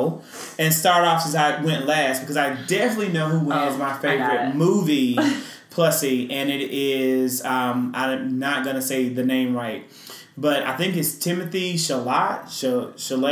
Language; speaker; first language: English; native; English